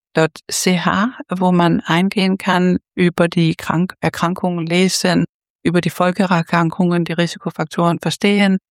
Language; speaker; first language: German; non-native, fluent; Danish